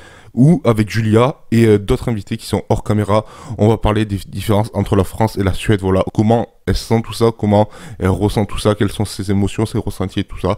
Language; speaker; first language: French; native; French